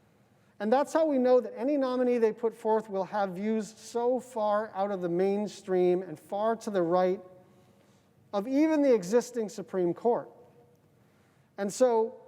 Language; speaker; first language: English; native; English